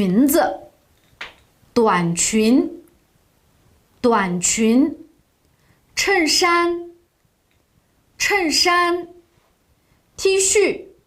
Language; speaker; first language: Chinese; non-native, local second language; Uyghur